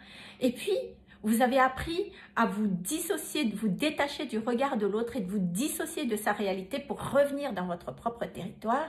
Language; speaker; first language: French; native; French